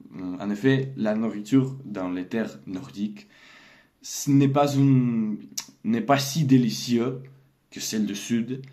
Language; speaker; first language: French; non-native, learner; Russian